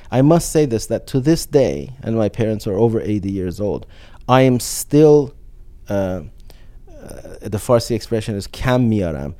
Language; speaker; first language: English; non-native, fluent; Persian